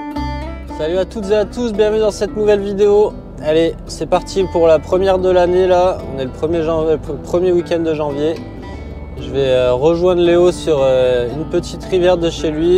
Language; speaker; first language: French; native; French